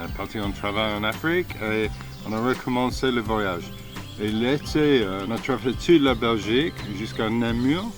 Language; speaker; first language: French; non-native, fluent; English